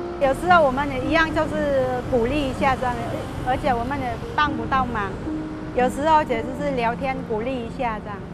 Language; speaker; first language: Chinese; non-native, fluent; Vietnamese